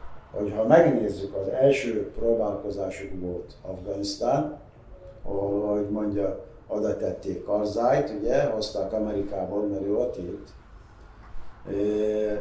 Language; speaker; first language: Hungarian; non-native, fluent; Arabic